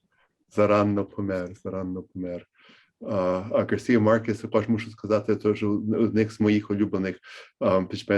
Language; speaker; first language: Ukrainian; early bilingual, heritage; Ukrainian